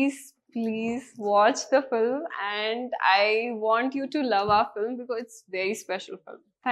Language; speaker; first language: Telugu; non-native, learner; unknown